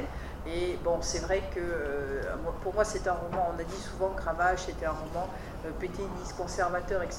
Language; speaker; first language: French; native; French